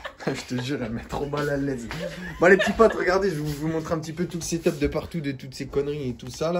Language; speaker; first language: French; native; French